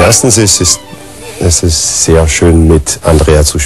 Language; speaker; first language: German; non-native, learner; English